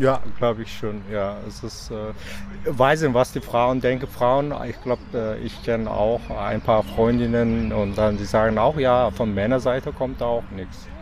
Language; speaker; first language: German; non-native, learner; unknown